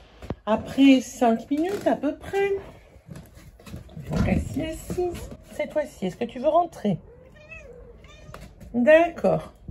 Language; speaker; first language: French; native; French